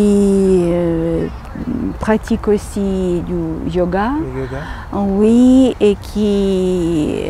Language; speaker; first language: French; non-native, fluent; Ukrainian